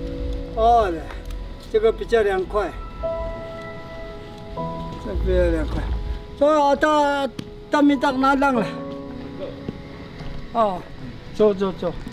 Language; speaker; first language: Chinese; non-native, local second language; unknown